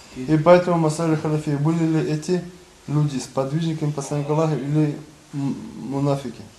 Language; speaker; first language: Russian; non-native, local second language; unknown